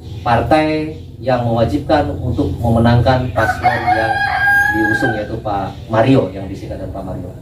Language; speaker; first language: Indonesian; native; Indonesian